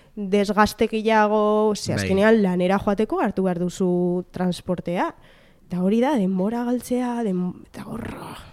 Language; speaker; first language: Basque; non-native, local second language; Spanish